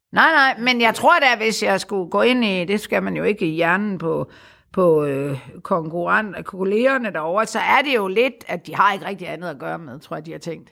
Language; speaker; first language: Danish; native; Danish